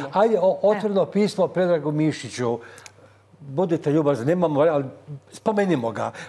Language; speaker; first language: Croatian; native; Croatian